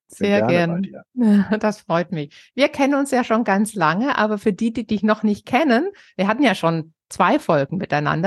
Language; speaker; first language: German; native; German